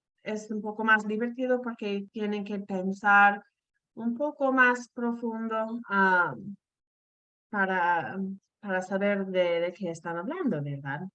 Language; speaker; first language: Spanish; non-native, fluent; English